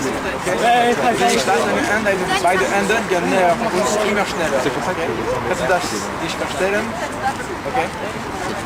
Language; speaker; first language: German; non-native, learner; French